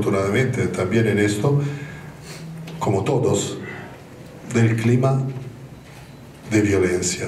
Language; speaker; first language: Spanish; non-native, fluent; Italian